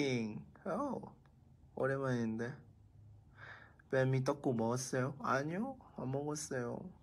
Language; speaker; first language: Korean; non-native, fluent; Thai